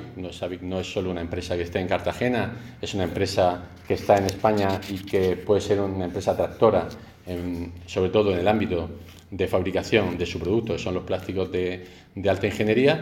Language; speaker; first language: Spanish; native; Spanish